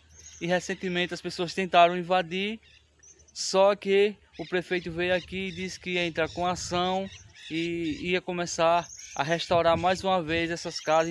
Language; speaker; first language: Portuguese; native; Portuguese